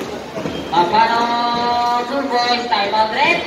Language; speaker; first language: English; non-native, local second language; Filipino